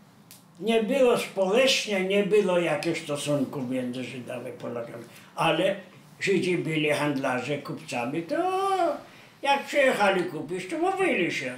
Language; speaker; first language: Polish; non-native, local second language; Yiddish